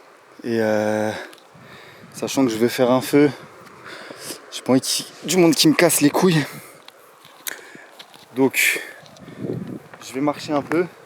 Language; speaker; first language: French; native; French